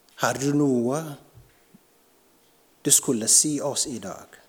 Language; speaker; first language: Norwegian; non-native, fluent; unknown